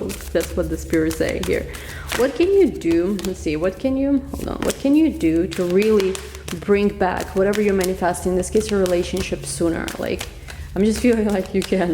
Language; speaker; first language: English; non-native, fluent; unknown